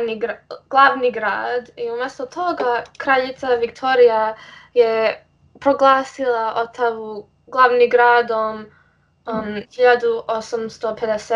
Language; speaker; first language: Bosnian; early bilingual, heritage; English